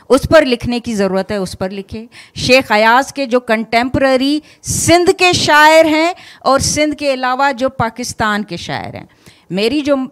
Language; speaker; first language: Urdu; non-native, local second language; Sindhi